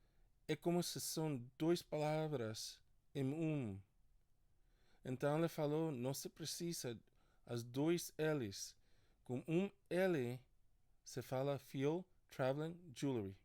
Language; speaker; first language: Portuguese; non-native, learner; English